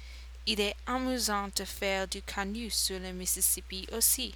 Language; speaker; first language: French; non-native, learner; English